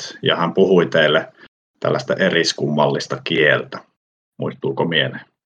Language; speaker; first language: Finnish; native; Finnish